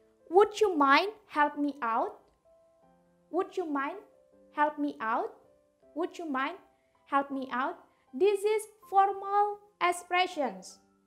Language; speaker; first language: English; non-native, fluent; Indonesian